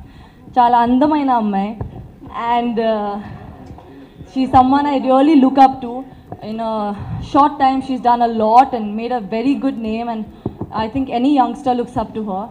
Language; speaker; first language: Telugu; non-native, learner; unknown